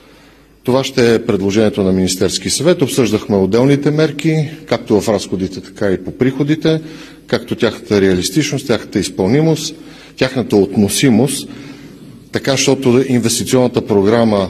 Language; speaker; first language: Bulgarian; native; Bulgarian